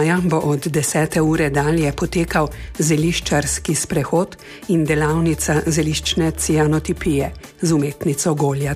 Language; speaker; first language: Slovenian; native; Slovenian